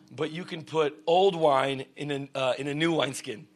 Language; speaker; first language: English; early bilingual, other home language; Russian